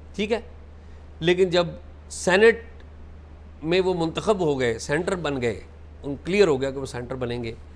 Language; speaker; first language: Urdu; native; Urdu